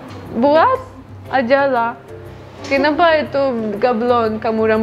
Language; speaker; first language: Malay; non-native, learner; Russian